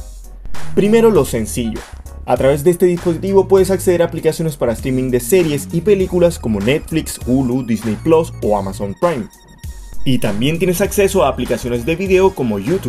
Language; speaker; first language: Spanish; native; Spanish